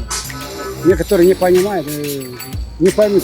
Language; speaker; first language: Russian; non-native, local second language; Kyrgyz